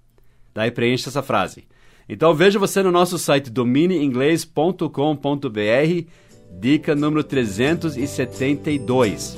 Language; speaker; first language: Portuguese; non-native, fluent; English